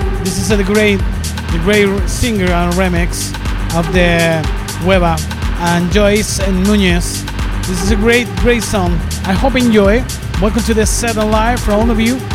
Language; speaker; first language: English; non-native, learner; Spanish